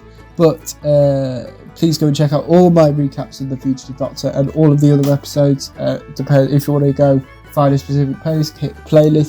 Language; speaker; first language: English; native; English